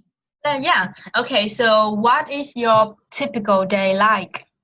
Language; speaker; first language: English; non-native, fluent; Vietnamese